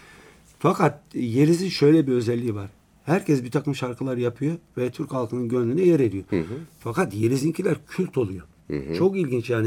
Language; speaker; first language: Turkish; native; Turkish